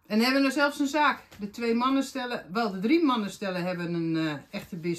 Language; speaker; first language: Dutch; native; Dutch